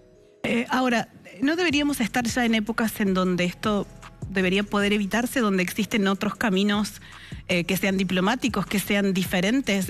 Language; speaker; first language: Spanish; native; Spanish